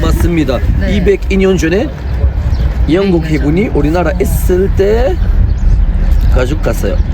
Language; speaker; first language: Korean; non-native, learner; Arabic